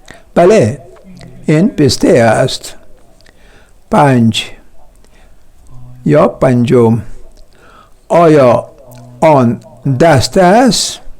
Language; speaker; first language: Persian; non-native, fluent; Urdu